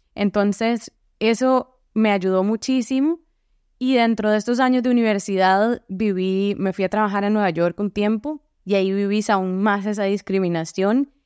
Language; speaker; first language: Spanish; native; Spanish